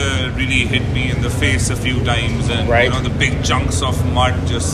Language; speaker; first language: English; non-native, local second language; Urdu